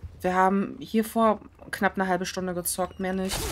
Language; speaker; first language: German; native; German